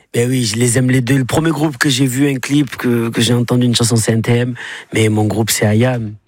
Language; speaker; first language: French; native; French